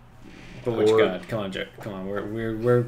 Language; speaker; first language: English; native; English